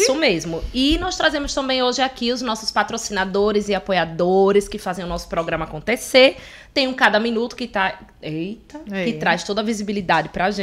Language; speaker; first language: Portuguese; native; Portuguese